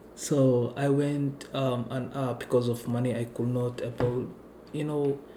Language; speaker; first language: English; non-native, local second language; Somali